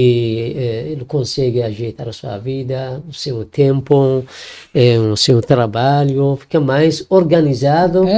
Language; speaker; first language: Portuguese; non-native, learner; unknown